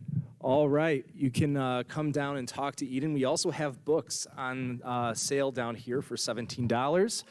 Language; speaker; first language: English; native; English